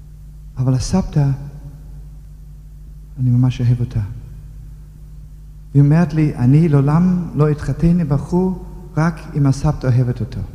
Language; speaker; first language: Hebrew; non-native, fluent; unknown